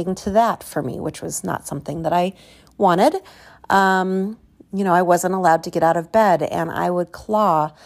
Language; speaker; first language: English; native; English